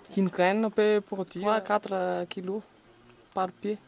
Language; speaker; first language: French; non-native, local second language; Malagasy